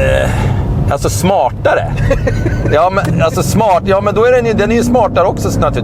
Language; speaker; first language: Swedish; native; Swedish